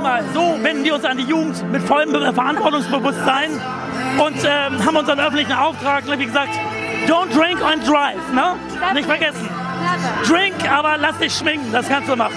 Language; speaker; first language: German; native; German